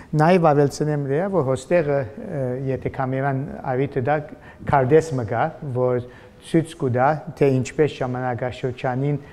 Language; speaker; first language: Armenian; early bilingual, heritage; Armenian